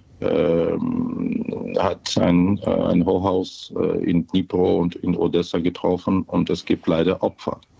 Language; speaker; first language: German; non-native, fluent; Ukrainian